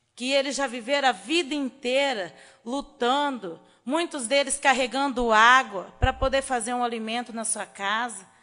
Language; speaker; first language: Portuguese; native; Portuguese